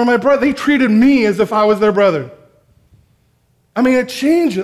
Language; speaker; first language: English; native; English